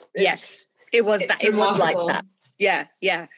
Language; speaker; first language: English; native; English